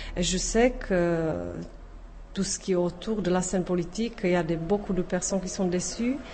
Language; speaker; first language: French; non-native, fluent; Czech